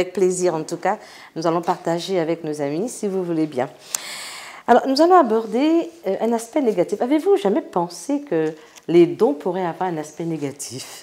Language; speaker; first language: French; native; French